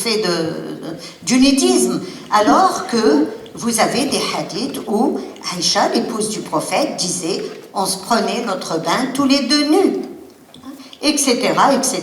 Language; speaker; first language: French; non-native, local second language; Arabic